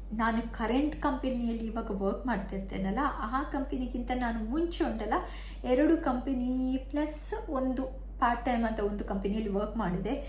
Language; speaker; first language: Kannada; non-native, local second language; Tulu